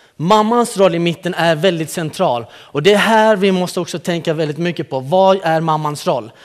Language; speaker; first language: Swedish; early bilingual, other home language; Central Kurdish